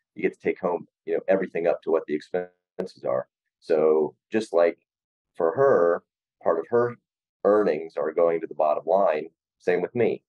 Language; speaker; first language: English; native; English